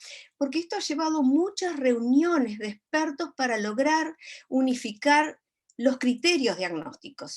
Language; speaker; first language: Spanish; native; Spanish